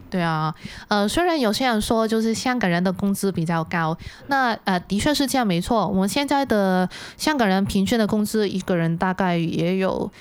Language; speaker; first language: Chinese; non-native, local second language; Cantonese